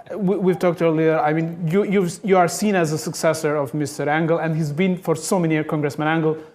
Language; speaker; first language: English; non-native, fluent; Albanian